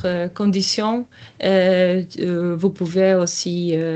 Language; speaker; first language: French; non-native, learner; Polish